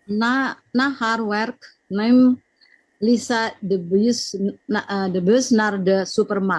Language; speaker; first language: Dutch; non-native, learner; Indonesian